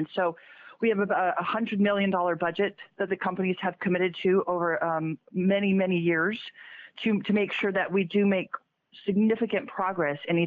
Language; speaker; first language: English; native; English